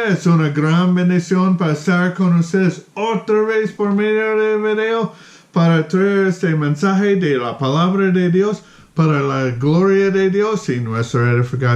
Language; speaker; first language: Spanish; non-native, fluent; English